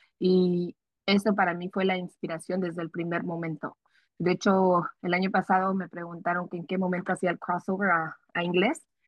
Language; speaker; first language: Spanish; early bilingual, heritage; Spanish